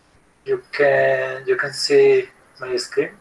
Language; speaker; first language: English; non-native, learner; Spanish